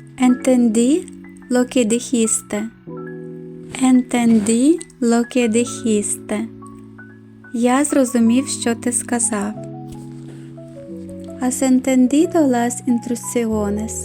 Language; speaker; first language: Spanish; non-native, fluent; Ukrainian